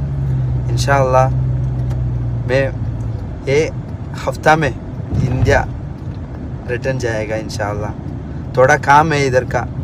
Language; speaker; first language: Hindi; non-native, local second language; Malayalam